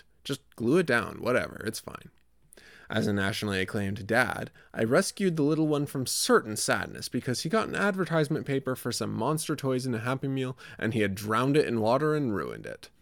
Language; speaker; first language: English; native; English